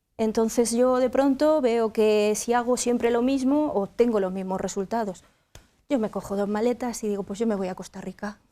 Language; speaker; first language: Spanish; native; Spanish